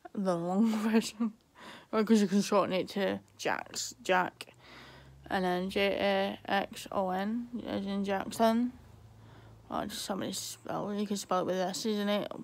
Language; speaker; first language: English; native; English